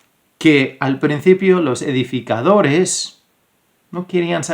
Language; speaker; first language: Spanish; non-native, fluent; English